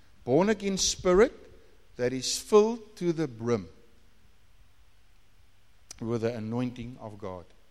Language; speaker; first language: English; non-native, local second language; Afrikaans